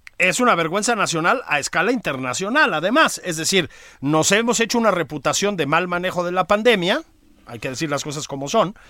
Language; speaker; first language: Spanish; native; Spanish